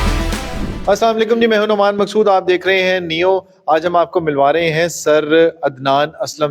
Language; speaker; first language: Urdu; native; Urdu